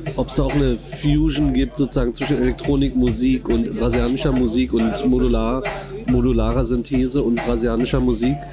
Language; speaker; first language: German; native; German